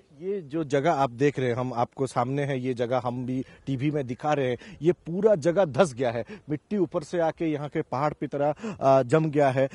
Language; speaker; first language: Hindi; non-native, local second language; Odia